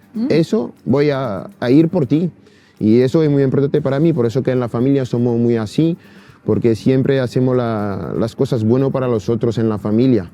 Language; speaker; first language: Spanish; non-native, fluent; French